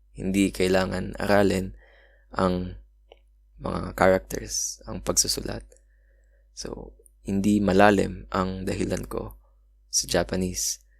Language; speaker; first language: Filipino; native; Filipino